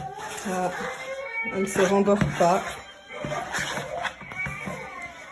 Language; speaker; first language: French; native; French